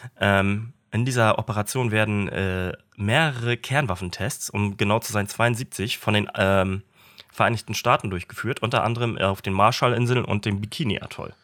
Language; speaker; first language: German; native; German